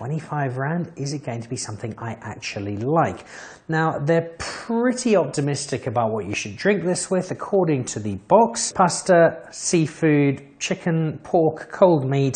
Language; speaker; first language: English; native; English